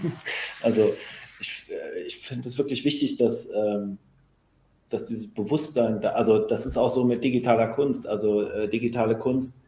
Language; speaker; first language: German; native; German